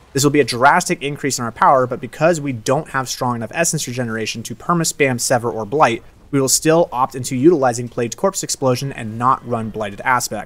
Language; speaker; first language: English; native; English